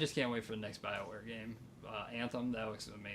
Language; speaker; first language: English; native; English